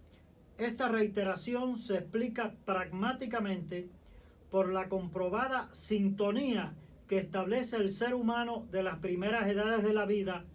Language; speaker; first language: Spanish; native; Spanish